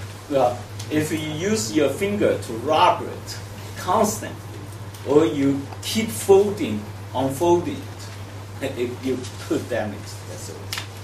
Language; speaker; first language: English; non-native, fluent; Chinese